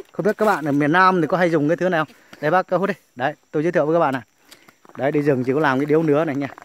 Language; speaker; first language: Vietnamese; non-native, local second language; Muong